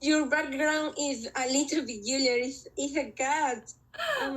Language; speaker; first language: English; non-native, learner; Spanish